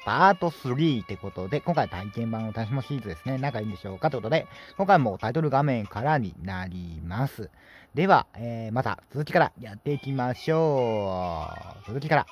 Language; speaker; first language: Japanese; native; Japanese